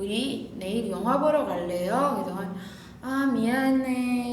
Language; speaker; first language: Korean; non-native, fluent; Indonesian